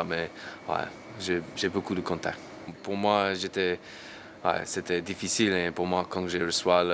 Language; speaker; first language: French; non-native, learner; English